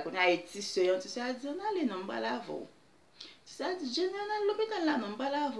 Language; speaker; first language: French; non-native, learner; Haitian Creole